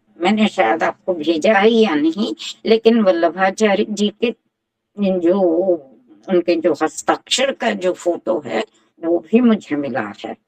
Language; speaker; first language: Hindi; native; Hindi